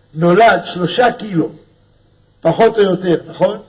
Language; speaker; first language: Hebrew; native; Hebrew